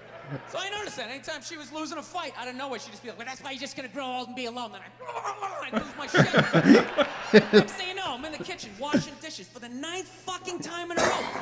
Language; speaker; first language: English; native; English